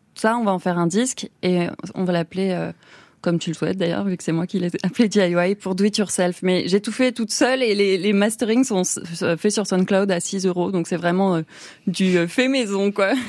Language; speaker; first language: French; native; French